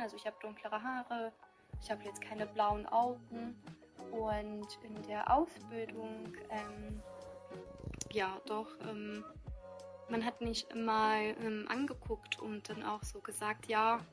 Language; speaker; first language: German; early bilingual, other home language; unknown